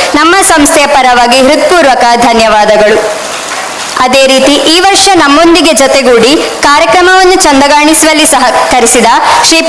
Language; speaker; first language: Kannada; native; Kannada